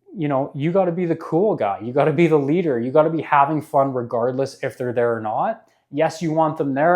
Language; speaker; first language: English; native; English